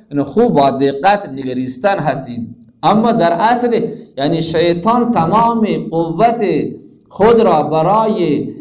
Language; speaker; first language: Persian; non-native, local second language; Baluchi